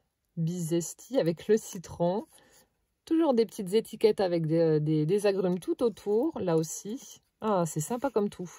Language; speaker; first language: French; native; French